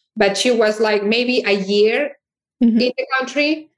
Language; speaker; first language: English; non-native, fluent; Catalan